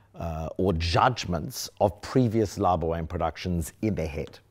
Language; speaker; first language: English; native; English